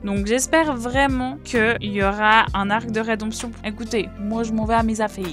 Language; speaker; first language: French; native; French